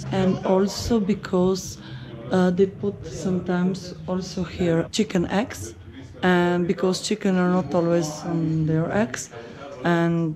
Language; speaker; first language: English; non-native, fluent; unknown